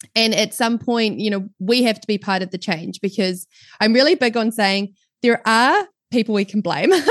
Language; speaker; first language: English; native; English